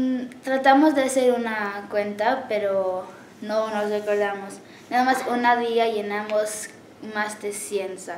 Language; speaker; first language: Spanish; early bilingual, heritage; English